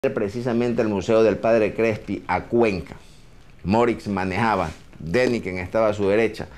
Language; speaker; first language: Spanish; native; Spanish